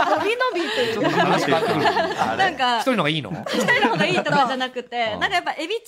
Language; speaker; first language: Japanese; native; Japanese